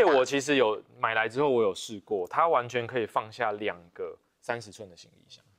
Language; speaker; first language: Chinese; native; Chinese